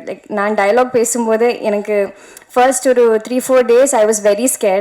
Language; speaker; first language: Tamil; non-native, learner; Malayalam